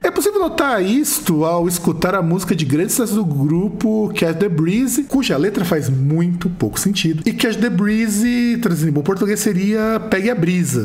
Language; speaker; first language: Portuguese; native; Portuguese